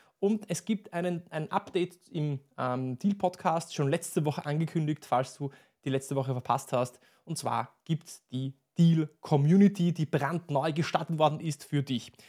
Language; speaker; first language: German; native; German